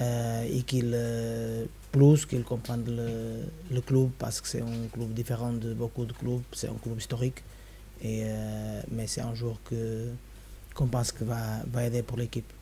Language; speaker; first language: French; non-native, fluent; Spanish